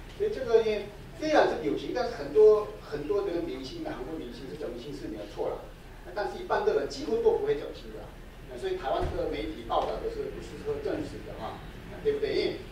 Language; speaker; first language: Chinese; non-native, fluent; Korean